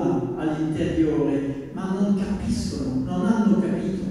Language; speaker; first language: Italian; non-native, fluent; Dutch